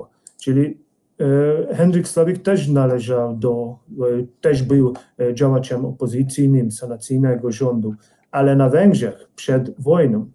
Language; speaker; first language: Polish; non-native, fluent; Hungarian